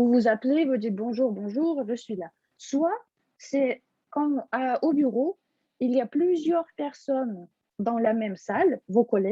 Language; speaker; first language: French; non-native, fluent; Russian